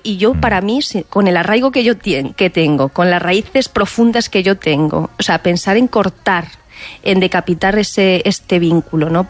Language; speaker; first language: Spanish; native; Spanish